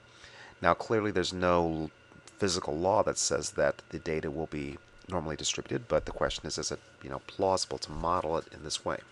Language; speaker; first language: English; native; English